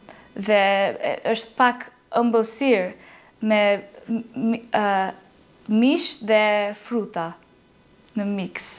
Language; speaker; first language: Albanian; non-native, learner; English